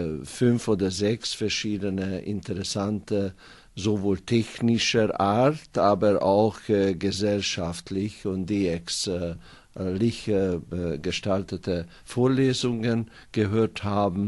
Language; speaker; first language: German; non-native, fluent; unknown